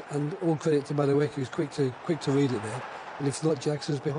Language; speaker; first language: English; native; English